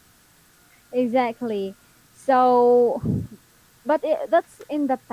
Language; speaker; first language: English; non-native, local second language; Filipino